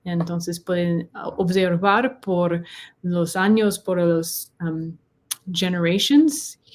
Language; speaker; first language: Spanish; non-native, learner; English